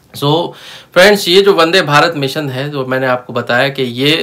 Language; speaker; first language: Hindi; native; Hindi